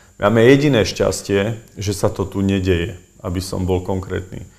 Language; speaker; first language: Slovak; native; Slovak